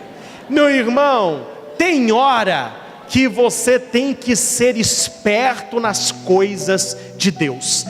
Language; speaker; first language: Portuguese; native; Portuguese